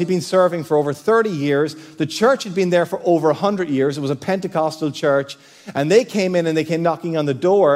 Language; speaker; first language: English; native; English